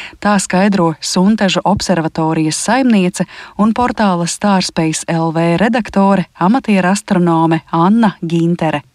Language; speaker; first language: Latvian; native; Latvian